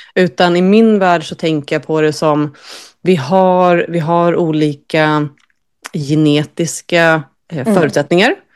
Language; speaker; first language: Swedish; native; Swedish